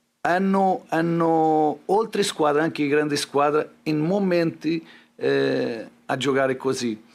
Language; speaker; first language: Italian; non-native, learner; Portuguese